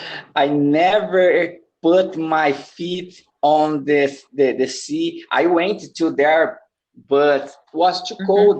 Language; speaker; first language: English; non-native, learner; Portuguese